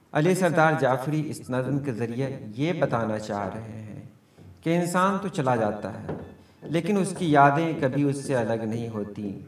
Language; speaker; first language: Urdu; native; Urdu